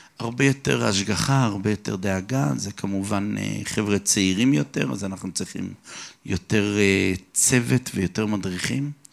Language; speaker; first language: Hebrew; early bilingual, other home language; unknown